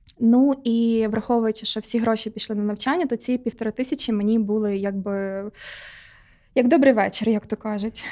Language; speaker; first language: Ukrainian; non-native, local second language; Russian